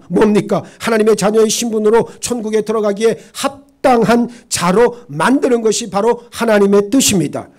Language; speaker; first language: Korean; native; Korean